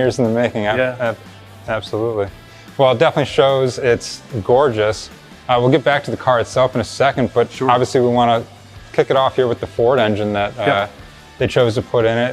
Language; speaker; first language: English; native; English